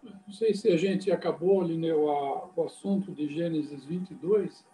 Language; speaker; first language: Portuguese; native; Portuguese